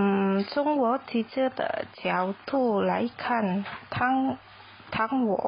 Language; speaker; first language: Chinese; non-native, learner; Indonesian